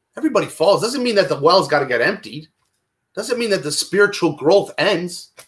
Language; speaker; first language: English; non-native, fluent; Italian